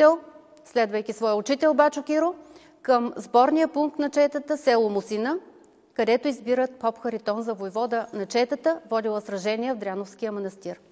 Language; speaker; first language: Bulgarian; native; Bulgarian